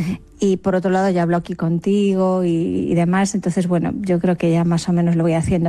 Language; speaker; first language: Spanish; native; Spanish